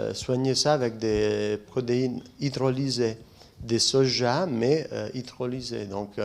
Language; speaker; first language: French; non-native, fluent; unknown